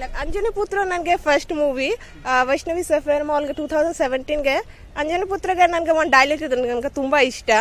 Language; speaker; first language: Kannada; non-native, local second language; Bangla